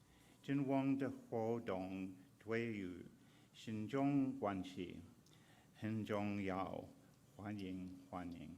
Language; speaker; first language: Chinese; non-native, learner; English